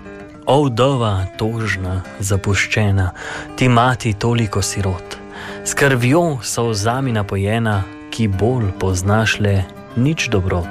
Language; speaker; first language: Slovenian; native; Slovenian